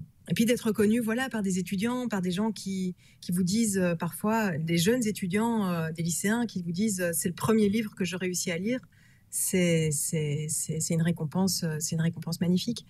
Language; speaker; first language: French; native; French